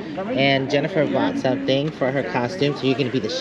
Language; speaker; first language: English; native; English